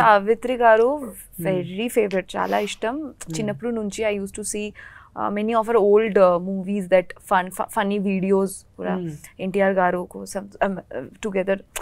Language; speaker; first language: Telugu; non-native, learner; Bangla